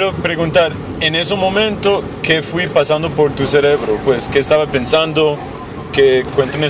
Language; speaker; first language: Spanish; non-native, learner; English